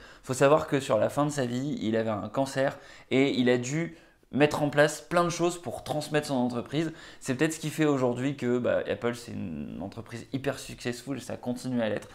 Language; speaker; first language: French; native; French